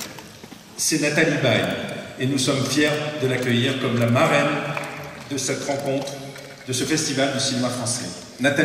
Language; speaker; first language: French; native; French